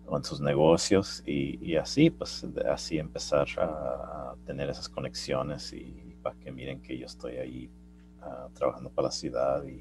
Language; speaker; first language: Spanish; early bilingual, heritage; Spanish